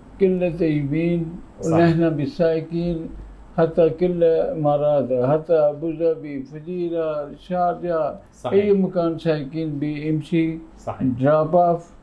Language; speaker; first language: Arabic; non-native, learner; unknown